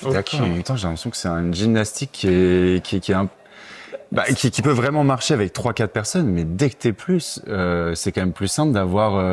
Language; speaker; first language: French; native; French